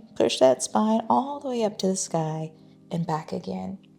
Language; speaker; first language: English; native; English